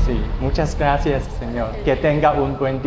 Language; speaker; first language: Spanish; non-native, learner; Chinese